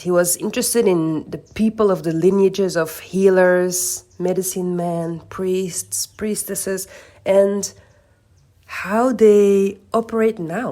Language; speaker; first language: English; non-native, fluent; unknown